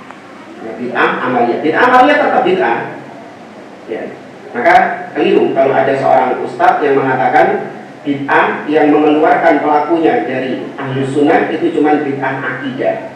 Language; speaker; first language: Indonesian; native; Indonesian